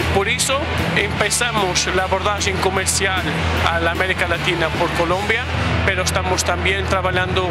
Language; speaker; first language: Spanish; non-native, fluent; Portuguese